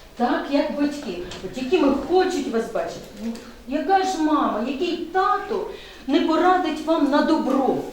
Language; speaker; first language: Ukrainian; native; Ukrainian